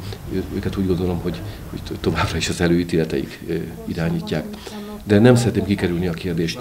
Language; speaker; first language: Hungarian; native; Hungarian